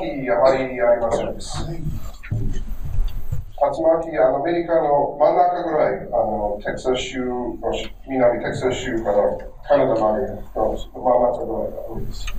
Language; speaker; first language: Japanese; non-native, learner; English